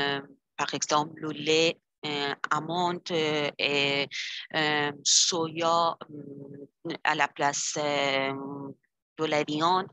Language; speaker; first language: French; non-native, learner; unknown